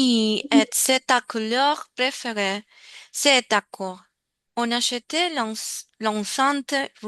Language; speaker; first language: French; non-native, learner; Spanish